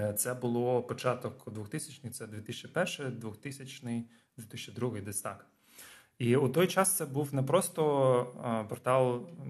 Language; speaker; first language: Ukrainian; non-native, local second language; Russian